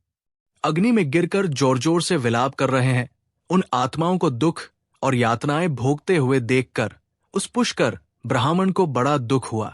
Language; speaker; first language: Hindi; native; Hindi